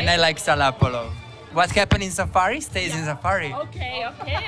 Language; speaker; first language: English; non-native, learner; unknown